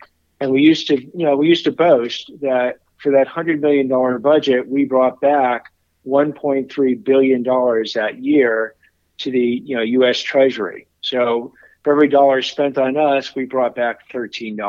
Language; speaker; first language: English; native; English